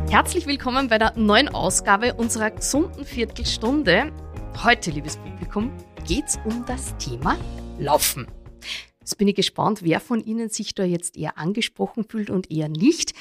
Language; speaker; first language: German; native; German